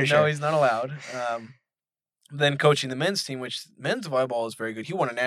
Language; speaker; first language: English; native; English